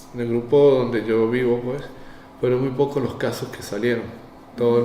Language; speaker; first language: Spanish; native; Spanish